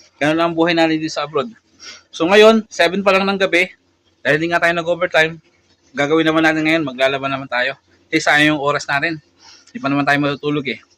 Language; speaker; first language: Filipino; native; Filipino